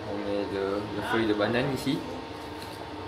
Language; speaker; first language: French; non-native, learner; Malay